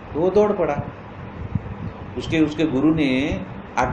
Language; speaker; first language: Hindi; non-native, local second language; Gujarati